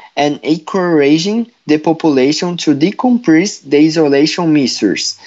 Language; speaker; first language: English; non-native, fluent; Portuguese